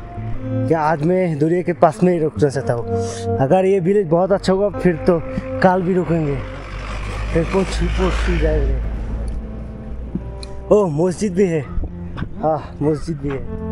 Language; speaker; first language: Hindi; non-native, learner; Bangla